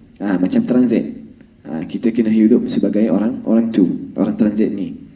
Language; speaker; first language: Malay; non-native, fluent; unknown